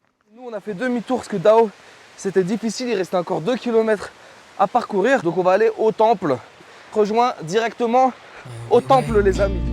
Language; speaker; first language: French; native; French